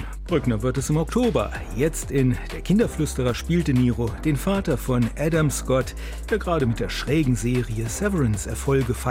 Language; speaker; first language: German; native; German